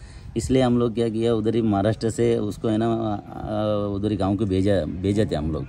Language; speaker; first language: Hindi; non-native, local second language; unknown